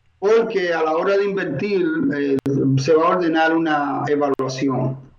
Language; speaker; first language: Spanish; native; Spanish